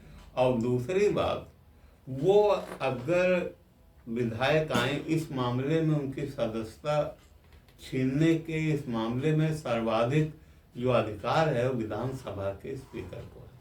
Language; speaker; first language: Hindi; native; Hindi